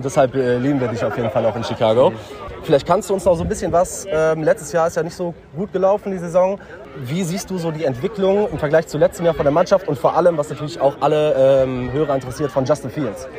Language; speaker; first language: German; native; German